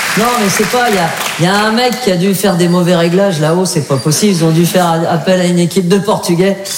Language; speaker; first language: French; native; French